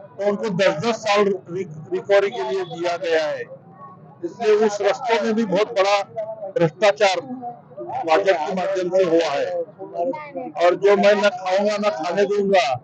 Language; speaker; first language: Hindi; non-native, local second language; Marathi